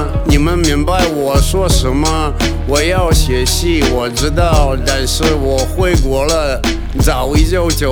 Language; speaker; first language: Chinese; non-native, learner; Russian